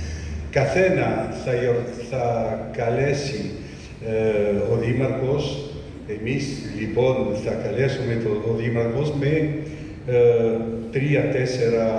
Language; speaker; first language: Greek; early bilingual, heritage; French